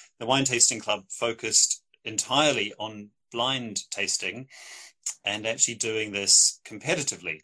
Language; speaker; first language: English; native; English